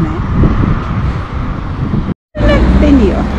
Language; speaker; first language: Czech; non-native, learner; Filipino